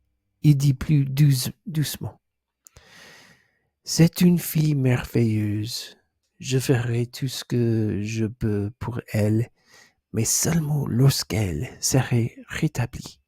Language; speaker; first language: French; non-native, learner; English